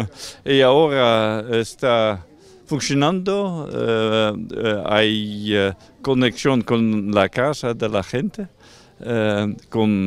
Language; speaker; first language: Spanish; non-native, learner; Dutch